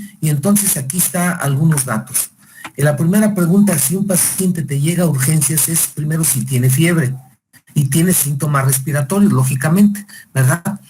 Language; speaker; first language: Spanish; native; Spanish